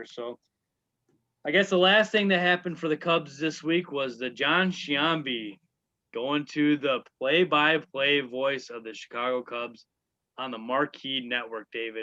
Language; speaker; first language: English; native; English